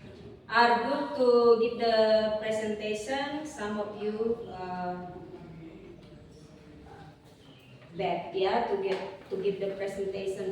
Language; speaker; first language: English; non-native, learner; Indonesian